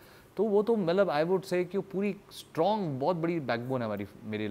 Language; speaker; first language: Hindi; native; Hindi